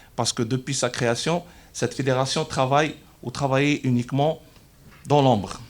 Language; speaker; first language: French; non-native, local second language; Arabic